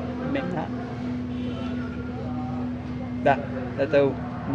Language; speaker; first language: Indonesian; non-native, learner; French